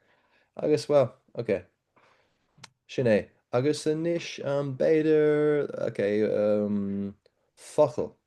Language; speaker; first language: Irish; non-native, learner; English